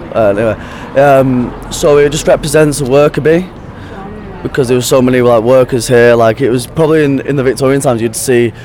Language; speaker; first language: English; native; English